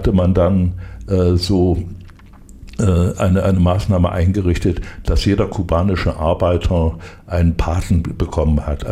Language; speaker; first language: German; native; German